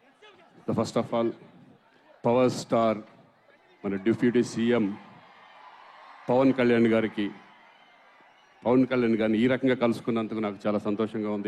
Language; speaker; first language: Telugu; native; Telugu